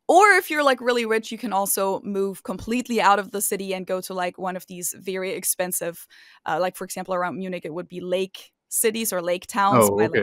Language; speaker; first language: English; non-native, fluent; German